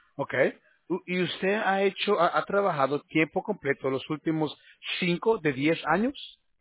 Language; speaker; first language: Spanish; non-native, learner; English